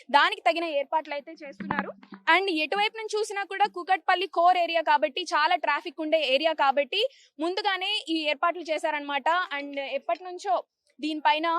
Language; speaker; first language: Telugu; native; Telugu